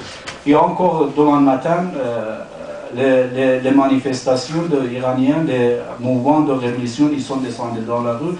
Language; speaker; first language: French; non-native, learner; Persian